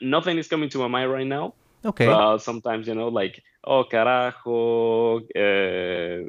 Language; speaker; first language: English; non-native, fluent; Spanish